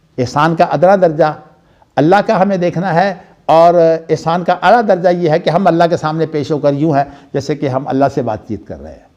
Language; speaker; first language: Urdu; non-native, local second language; Punjabi